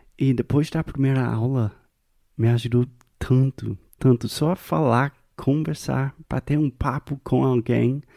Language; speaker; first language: Portuguese; non-native, fluent; English